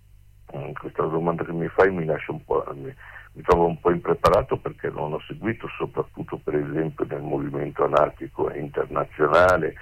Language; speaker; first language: Italian; native; Italian